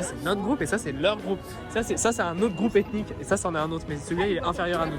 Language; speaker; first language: French; native; French